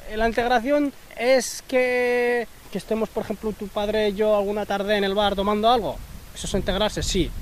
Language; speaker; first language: Spanish; early bilingual, other home language; Arabic